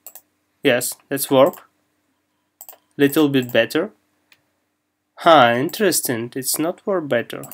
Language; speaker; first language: English; non-native, learner; Russian